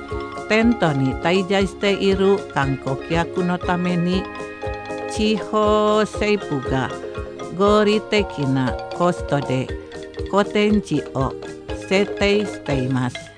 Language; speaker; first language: Japanese; non-native, fluent; Indonesian